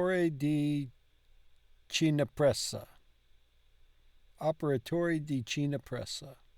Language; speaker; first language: Italian; non-native, learner; English